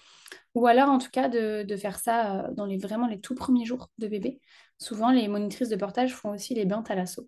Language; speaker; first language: French; native; French